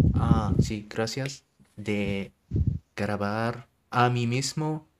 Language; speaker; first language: Spanish; non-native, learner; German